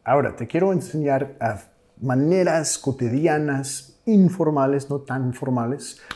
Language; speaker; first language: Spanish; non-native, fluent; English